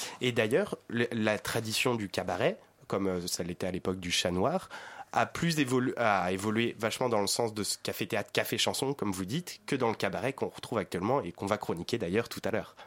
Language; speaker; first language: French; native; French